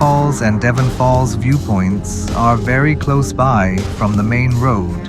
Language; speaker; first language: English; non-native, local second language; Sinhala